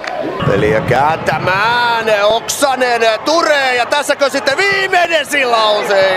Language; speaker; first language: Finnish; native; Finnish